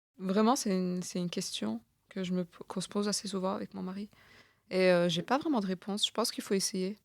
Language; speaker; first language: French; early bilingual, other home language; Turkish